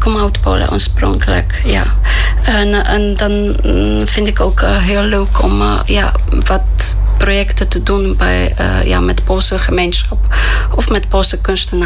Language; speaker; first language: Dutch; non-native, fluent; Polish